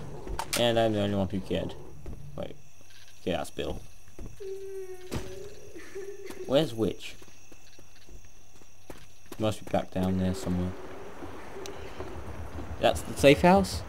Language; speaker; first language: English; native; English